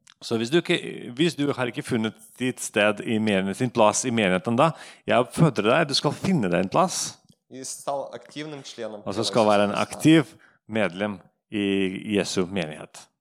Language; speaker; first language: Norwegian; non-native, fluent; Russian